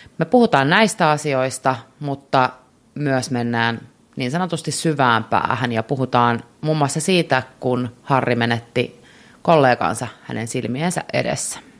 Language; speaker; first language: Finnish; native; Finnish